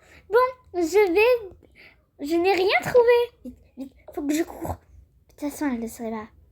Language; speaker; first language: French; native; French